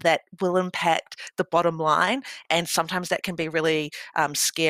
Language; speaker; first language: English; native; English